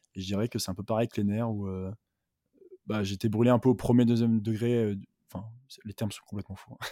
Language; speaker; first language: French; native; French